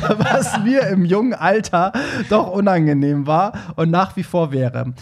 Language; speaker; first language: German; early bilingual, other home language; Persian